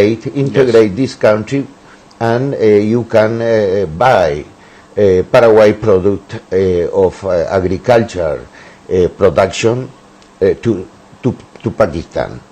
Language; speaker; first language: English; non-native, learner; Spanish